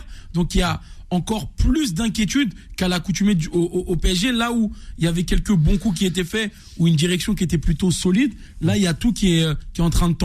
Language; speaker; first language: French; native; French